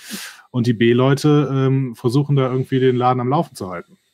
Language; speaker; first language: German; native; German